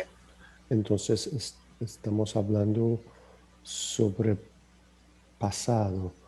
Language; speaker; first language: Spanish; non-native, learner; English